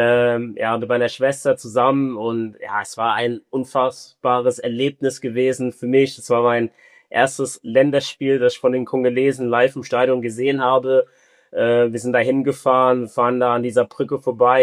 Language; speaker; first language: German; early bilingual, other home language; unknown